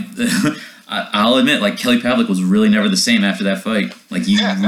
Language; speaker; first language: English; native; English